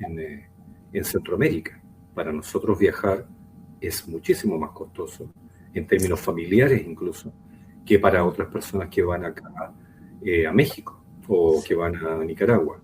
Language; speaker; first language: Spanish; native; Spanish